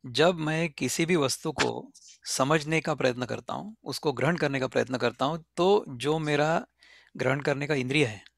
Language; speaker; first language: Hindi; native; Hindi